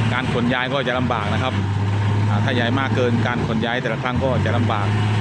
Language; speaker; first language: Thai; non-native, local second language; Northeastern Thai